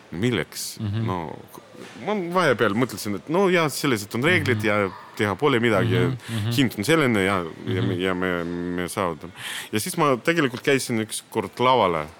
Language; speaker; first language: Estonian; non-native, local second language; Russian